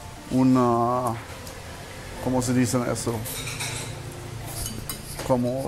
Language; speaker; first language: Spanish; non-native, learner; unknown